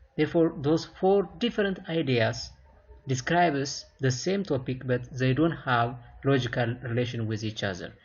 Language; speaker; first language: English; non-native, local second language; Amharic